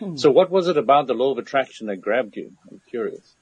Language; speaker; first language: English; native; English